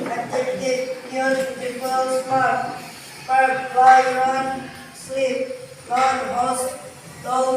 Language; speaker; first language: English; non-native, learner; Indonesian